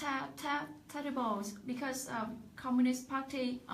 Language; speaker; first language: English; non-native, learner; Vietnamese